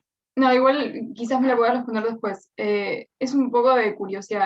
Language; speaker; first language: Spanish; native; Spanish